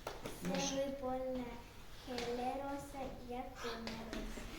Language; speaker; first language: Estonian; non-native, local second language; Russian